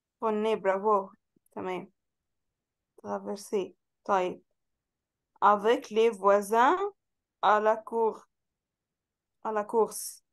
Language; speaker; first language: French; non-native, fluent; Arabic